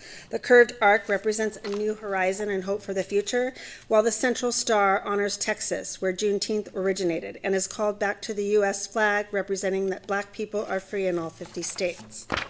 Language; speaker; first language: English; native; English